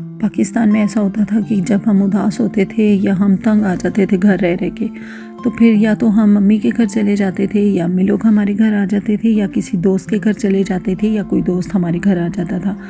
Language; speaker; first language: Urdu; native; Urdu